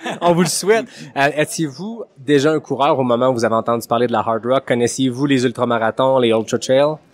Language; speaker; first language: French; native; French